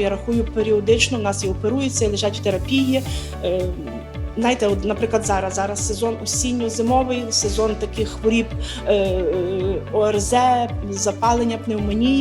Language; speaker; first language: Ukrainian; native; Ukrainian